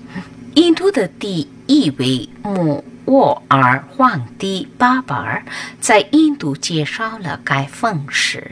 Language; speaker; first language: Chinese; non-native, learner; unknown